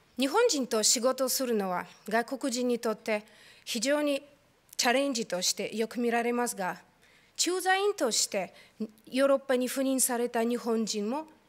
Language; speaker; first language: Japanese; non-native, fluent; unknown